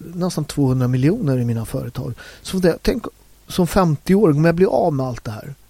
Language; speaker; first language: Swedish; early bilingual, other home language; Italian